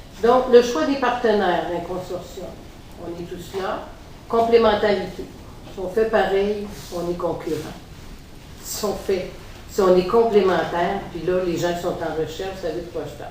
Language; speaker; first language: French; native; French